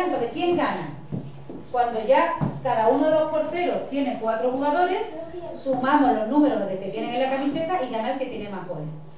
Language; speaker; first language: Spanish; native; Spanish